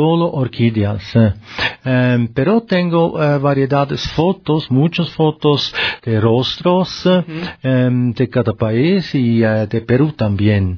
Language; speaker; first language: Spanish; non-native, learner; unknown